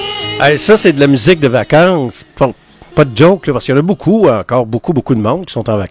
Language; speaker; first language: French; native; French